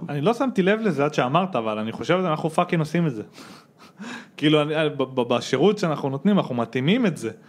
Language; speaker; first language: Hebrew; native; Hebrew